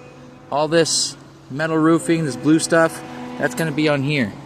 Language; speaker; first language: English; native; English